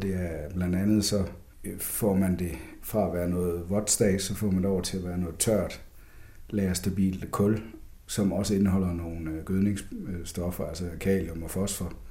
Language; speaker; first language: Danish; native; Danish